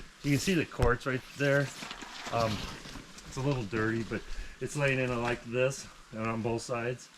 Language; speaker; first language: English; native; English